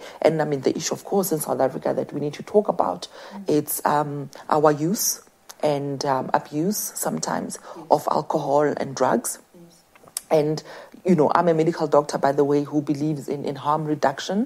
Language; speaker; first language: English; non-native, local second language; Southern Sotho